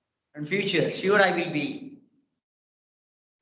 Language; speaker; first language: English; non-native, learner; Bhojpuri